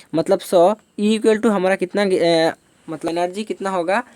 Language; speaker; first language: Hindi; non-native, local second language; Bangla